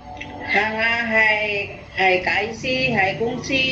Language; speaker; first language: Cantonese; non-native, learner; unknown